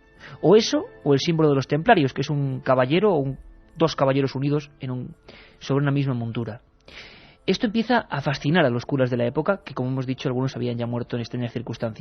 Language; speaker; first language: Spanish; native; Spanish